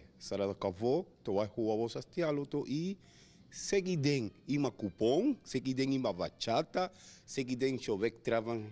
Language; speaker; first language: Bulgarian; non-native, learner; Spanish